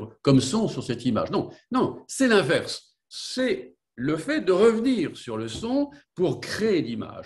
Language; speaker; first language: French; native; French